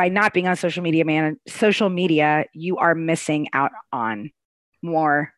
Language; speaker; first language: English; native; English